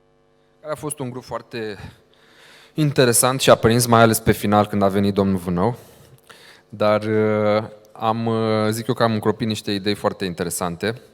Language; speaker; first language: Romanian; native; Romanian